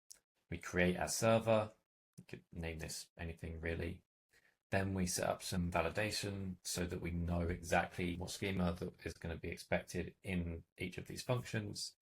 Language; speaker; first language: English; native; English